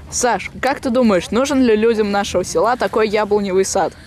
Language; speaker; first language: Russian; native; Russian